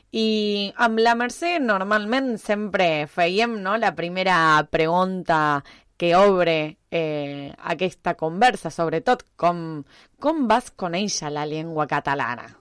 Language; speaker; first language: Catalan; non-native, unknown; Spanish